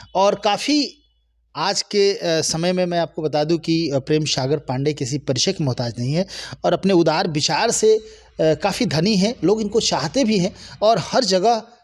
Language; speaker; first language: Hindi; native; Hindi